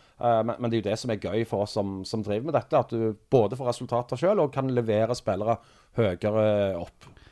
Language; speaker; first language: Norwegian; native; Norwegian